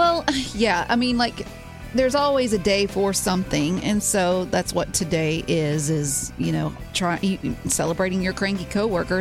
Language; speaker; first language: English; native; English